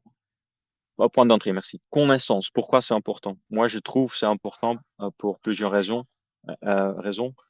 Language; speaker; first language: French; non-native, fluent; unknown